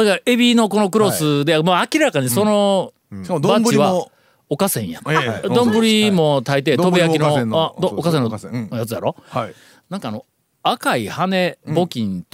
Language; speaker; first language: Japanese; native; Japanese